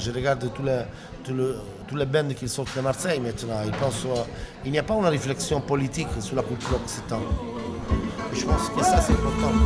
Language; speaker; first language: French; non-native, learner; Italian